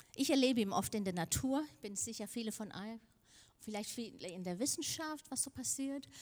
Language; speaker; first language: German; non-native, fluent; Danish